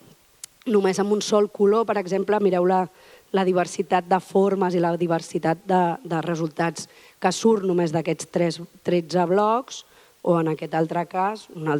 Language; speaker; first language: Catalan; native; Catalan